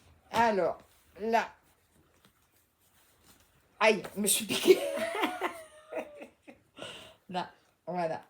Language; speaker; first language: French; native; French